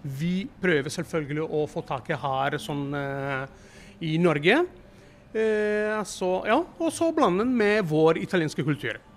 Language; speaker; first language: Norwegian; non-native, learner; Italian